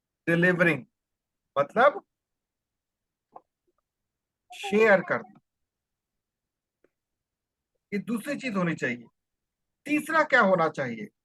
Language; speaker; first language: Hindi; native; Hindi